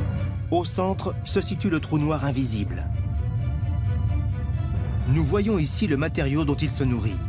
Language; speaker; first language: French; native; French